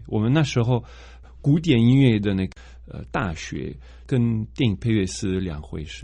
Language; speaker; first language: Chinese; non-native, fluent; French